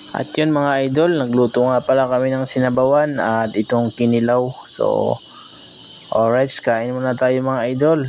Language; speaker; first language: Filipino; native; Filipino